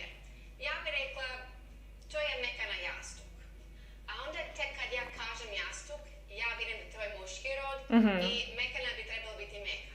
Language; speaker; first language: Croatian; non-native, learner; English